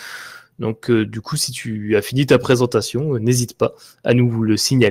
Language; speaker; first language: French; native; French